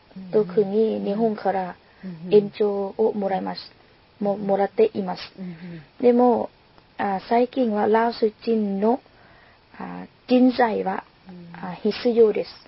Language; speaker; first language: Japanese; non-native, learner; Lao